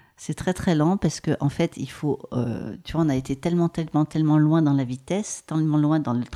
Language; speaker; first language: French; native; French